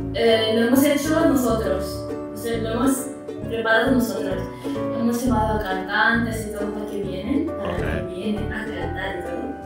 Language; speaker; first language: Spanish; early bilingual, other home language; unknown